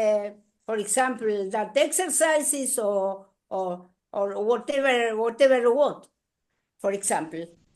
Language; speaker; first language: English; non-native, learner; Spanish